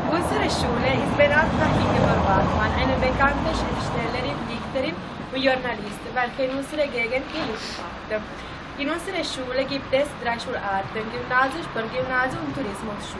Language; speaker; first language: German; non-native, learner; Italian